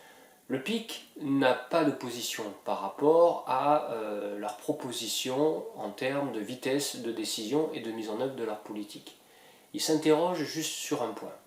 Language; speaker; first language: French; native; French